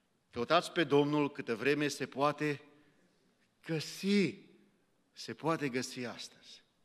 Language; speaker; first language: Romanian; early bilingual, heritage; Romanian